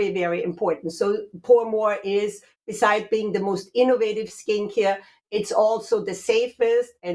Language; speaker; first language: English; non-native, fluent; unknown